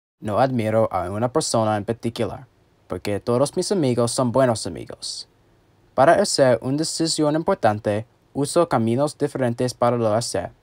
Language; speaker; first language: Spanish; non-native, learner; English